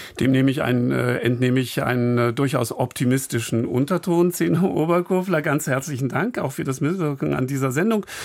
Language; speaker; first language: German; native; German